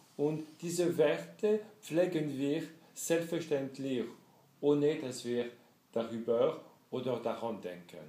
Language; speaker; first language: German; non-native, fluent; French